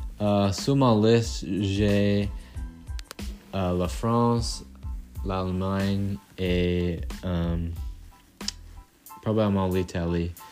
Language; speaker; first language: French; non-native, local second language; English